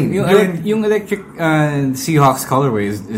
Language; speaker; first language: English; non-native, local second language; Filipino